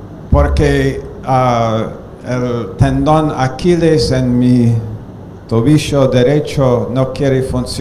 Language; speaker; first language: Spanish; non-native, fluent; English